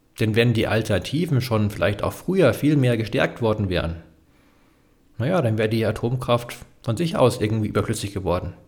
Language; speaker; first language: German; native; German